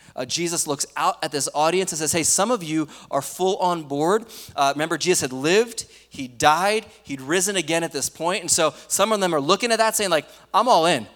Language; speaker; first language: English; native; English